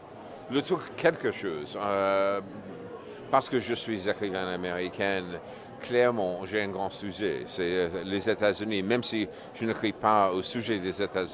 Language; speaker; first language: French; non-native, fluent; English